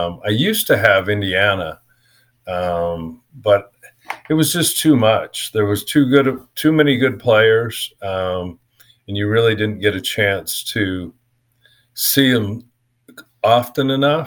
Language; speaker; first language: English; native; English